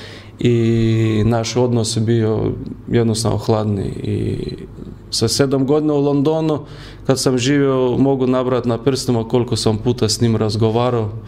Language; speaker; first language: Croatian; non-native, learner; Lithuanian